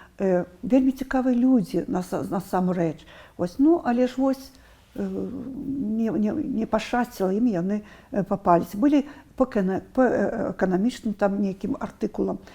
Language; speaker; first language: Belarusian; non-native, local second language; Russian